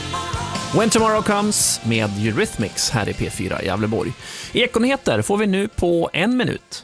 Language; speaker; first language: Swedish; native; Swedish